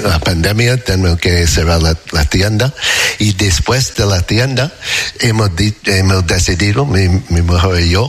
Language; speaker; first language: Spanish; non-native, learner; English